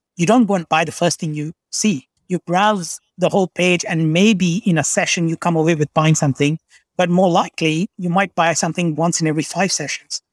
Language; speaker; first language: English; non-native, local second language; Bangla